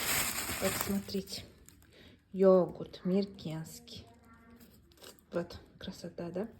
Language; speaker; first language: Russian; non-native, local second language; Kazakh